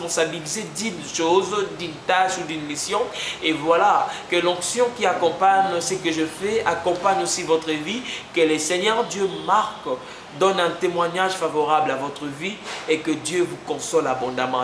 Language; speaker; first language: French; non-native, local second language; Lingala